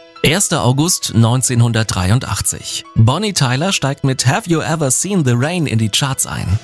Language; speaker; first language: German; native; German